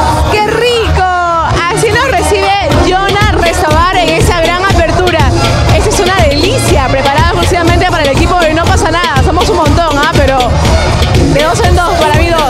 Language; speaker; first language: Spanish; native; Spanish